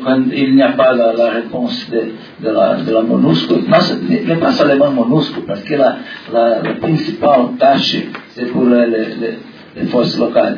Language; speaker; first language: French; non-native, learner; Portuguese